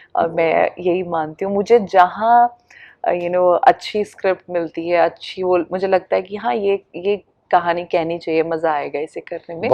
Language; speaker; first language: Hindi; non-native, local second language; Punjabi